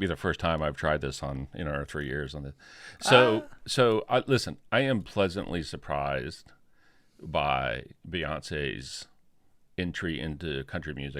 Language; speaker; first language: English; native; English